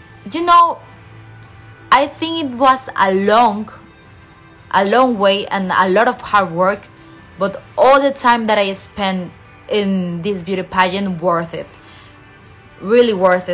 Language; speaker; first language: English; non-native, fluent; Spanish